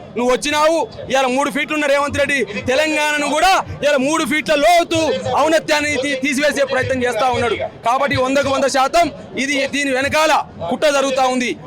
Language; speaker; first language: Telugu; native; Telugu